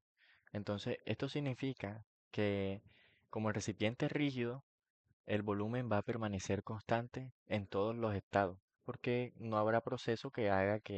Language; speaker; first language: Spanish; native; Spanish